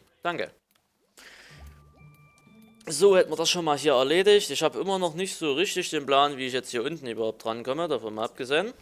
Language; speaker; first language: German; native; German